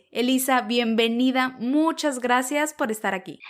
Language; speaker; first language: Spanish; native; Spanish